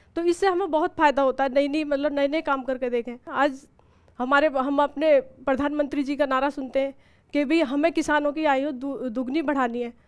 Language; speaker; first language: Hindi; native; Hindi